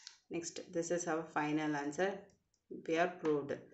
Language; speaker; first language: English; non-native, local second language; Tamil